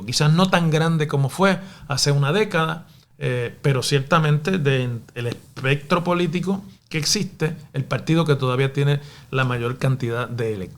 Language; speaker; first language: Spanish; native; Spanish